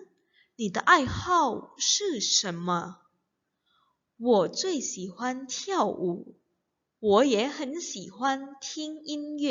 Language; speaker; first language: Chinese; non-native, fluent; Indonesian